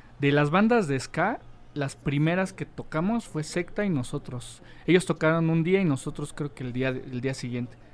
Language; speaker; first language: Spanish; native; Spanish